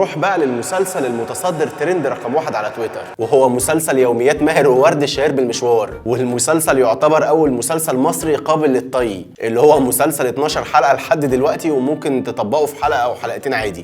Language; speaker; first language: Arabic; native; Arabic